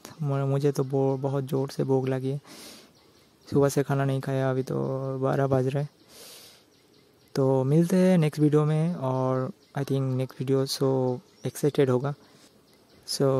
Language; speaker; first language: Hindi; non-native, local second language; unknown